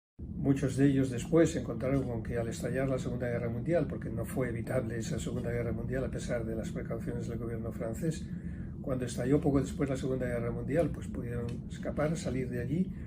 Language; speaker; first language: Spanish; native; Spanish